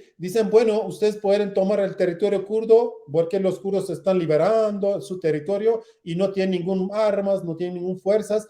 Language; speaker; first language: Spanish; non-native, learner; Kurdish